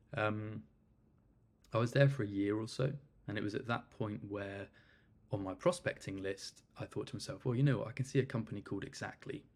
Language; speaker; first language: English; native; English